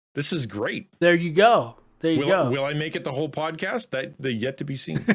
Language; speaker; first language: English; native; English